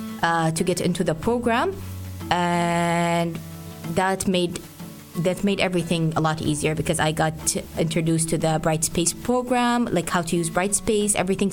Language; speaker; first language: English; non-native, fluent; Arabic